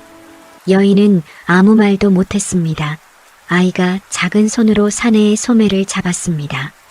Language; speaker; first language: Korean; native; Korean